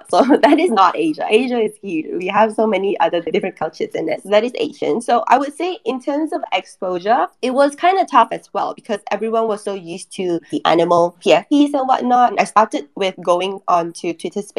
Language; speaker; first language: English; non-native, local second language; Chinese